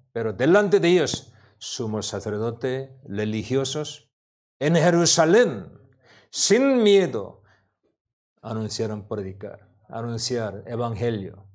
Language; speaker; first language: Spanish; non-native, learner; Korean